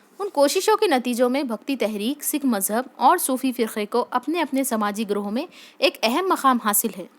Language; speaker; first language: Urdu; native; Urdu